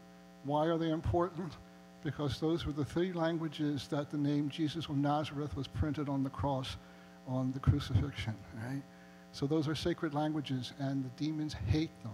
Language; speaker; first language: English; native; English